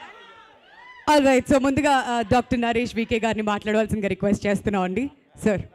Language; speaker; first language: Telugu; native; Telugu